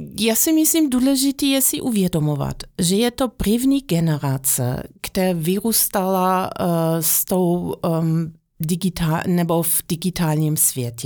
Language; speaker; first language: Czech; non-native, fluent; German